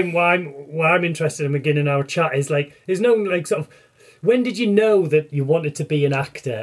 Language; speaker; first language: English; native; English